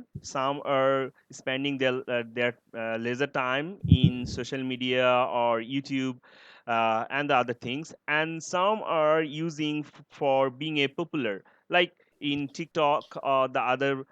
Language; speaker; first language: English; non-native, learner; Bangla